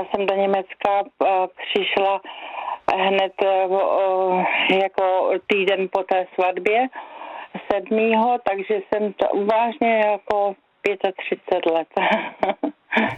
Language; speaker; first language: Czech; native; Czech